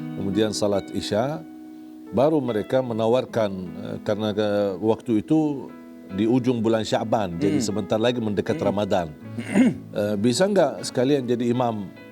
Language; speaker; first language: Indonesian; non-native, fluent; Arabic